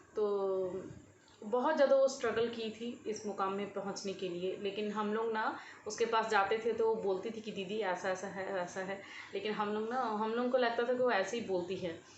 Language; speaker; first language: Hindi; non-native, local second language; Bangla